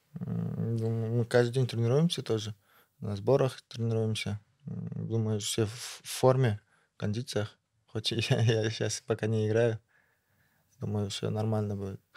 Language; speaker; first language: Russian; non-native, local second language; Kazakh